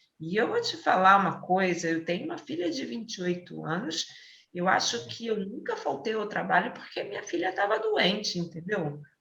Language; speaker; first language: Portuguese; native; Portuguese